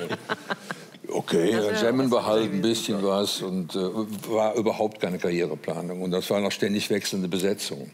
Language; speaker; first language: German; native; German